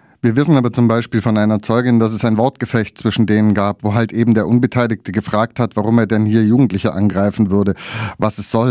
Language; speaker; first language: German; native; German